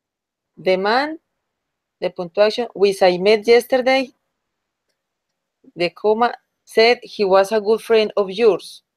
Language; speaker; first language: English; non-native, learner; Spanish